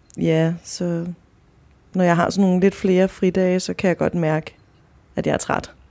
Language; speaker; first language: Danish; early bilingual, other home language; Spanish